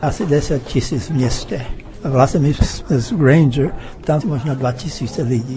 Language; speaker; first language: Czech; early bilingual, heritage; English